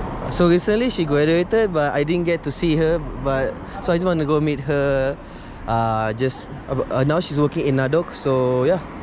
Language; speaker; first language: English; non-native, local second language; Malay